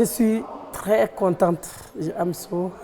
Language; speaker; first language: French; non-native, local second language; Bambara